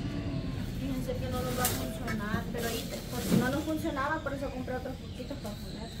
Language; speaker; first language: Spanish; native; Spanish